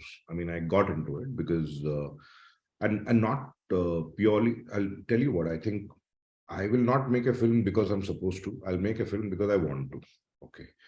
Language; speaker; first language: English; non-native, local second language; Malayalam